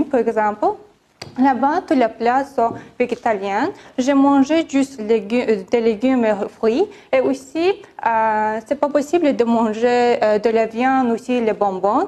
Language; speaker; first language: French; non-native, learner; Azerbaijani